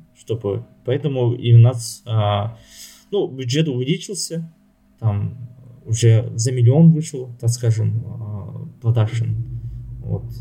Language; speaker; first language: Russian; non-native, local second language; Yakut